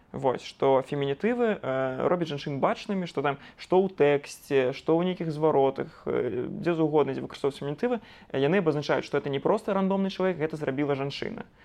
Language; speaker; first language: Belarusian; non-native, local second language; Russian